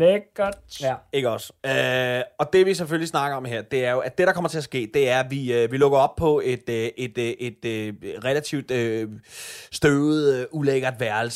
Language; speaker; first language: Danish; native; Danish